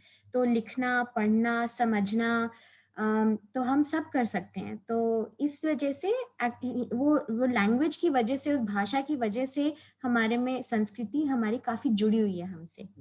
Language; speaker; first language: Hindi; early bilingual, heritage; Hindi